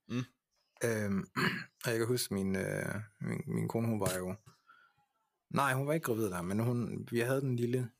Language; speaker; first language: Danish; early bilingual, other home language; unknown